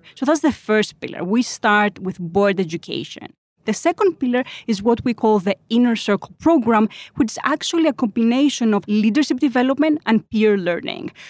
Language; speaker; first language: English; non-native, fluent; Greek